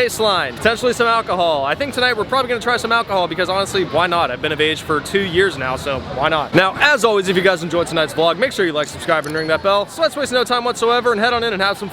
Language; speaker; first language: English; native; English